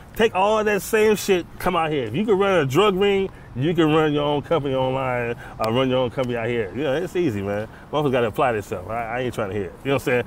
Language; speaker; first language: English; native; English